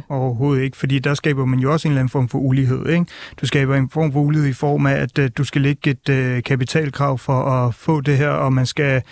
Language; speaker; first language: Danish; native; Danish